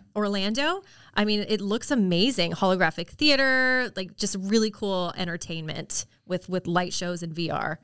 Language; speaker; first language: English; native; English